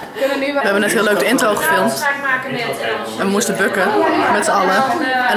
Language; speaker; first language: Dutch; native; Dutch